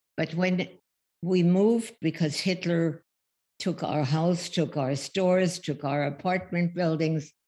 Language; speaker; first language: English; early bilingual, other home language; German